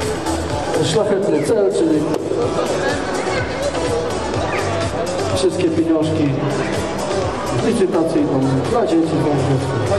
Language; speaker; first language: Polish; native; Polish